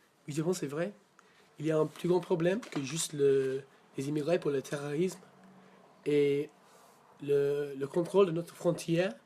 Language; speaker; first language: French; non-native, learner; English